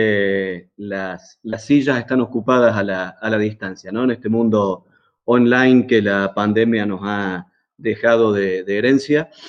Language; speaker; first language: Spanish; native; Spanish